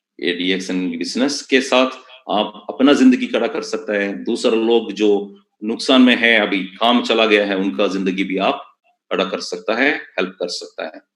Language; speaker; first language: Hindi; non-native, local second language; Malayalam